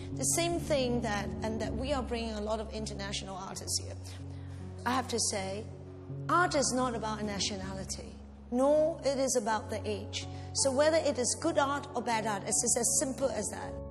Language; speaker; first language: English; non-native, local second language; Cantonese